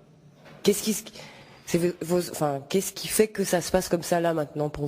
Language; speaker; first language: French; native; French